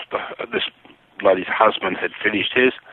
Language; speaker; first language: English; native; English